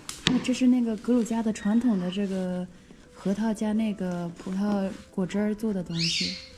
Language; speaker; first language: Chinese; native; Chinese